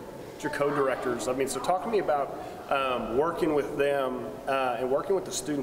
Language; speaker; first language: English; native; English